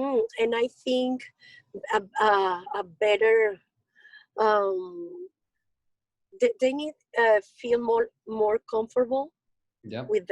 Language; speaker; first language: English; non-native, learner; Spanish